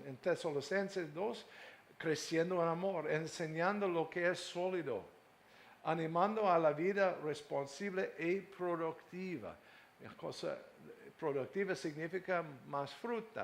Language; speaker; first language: Spanish; non-native, fluent; English